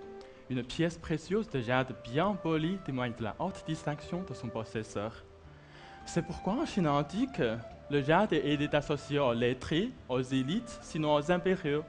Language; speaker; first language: French; non-native, fluent; Chinese